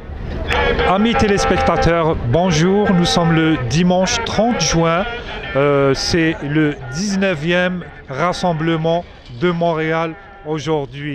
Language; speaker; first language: French; non-native, local second language; Arabic